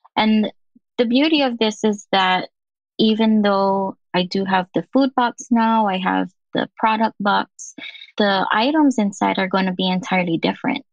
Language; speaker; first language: English; native; English